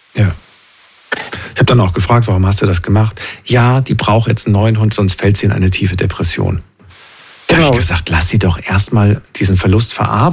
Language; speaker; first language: German; native; German